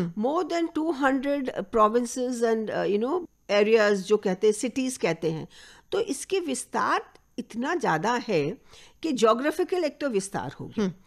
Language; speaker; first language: Hindi; native; Hindi